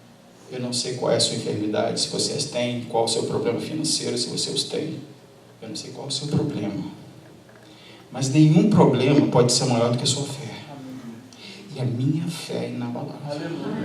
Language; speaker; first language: Portuguese; native; Portuguese